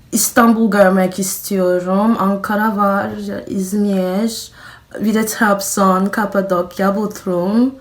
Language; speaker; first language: Turkish; non-native, learner; German